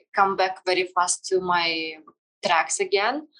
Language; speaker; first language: English; non-native, fluent; Kazakh